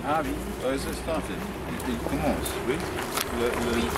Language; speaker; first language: French; non-native, learner; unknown